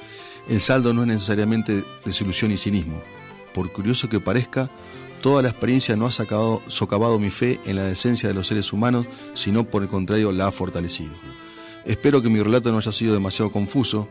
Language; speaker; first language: Spanish; native; Spanish